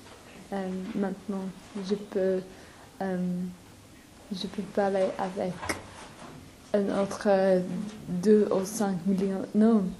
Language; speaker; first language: French; non-native, learner; English